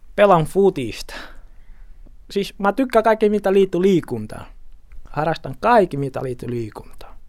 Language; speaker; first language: Finnish; non-native, learner; Portuguese